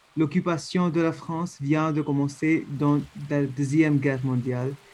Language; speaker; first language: French; non-native, learner; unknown